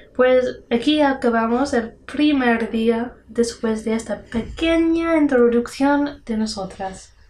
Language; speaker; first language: Spanish; non-native, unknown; English